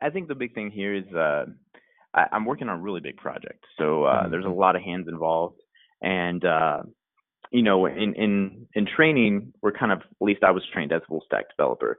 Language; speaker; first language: English; native; English